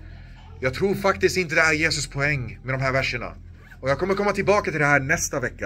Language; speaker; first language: Swedish; non-native, local second language; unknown